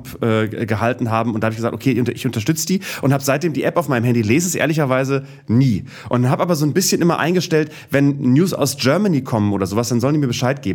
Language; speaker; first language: German; native; German